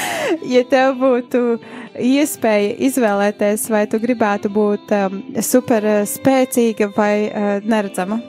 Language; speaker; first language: Latvian; native; Latvian